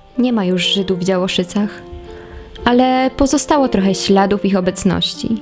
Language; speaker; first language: Polish; native; Polish